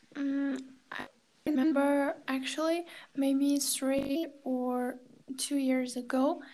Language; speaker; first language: English; non-native, learner; Kazakh